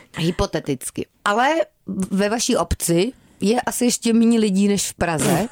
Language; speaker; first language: Czech; native; Czech